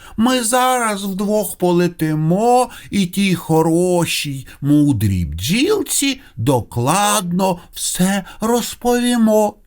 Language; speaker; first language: Ukrainian; non-native, local second language; Russian